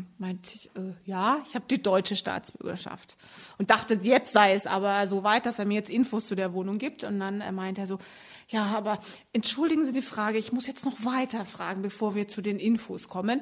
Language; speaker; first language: German; early bilingual, other home language; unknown